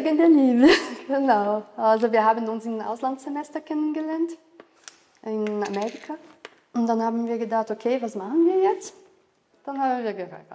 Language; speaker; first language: German; non-native, local second language; Portuguese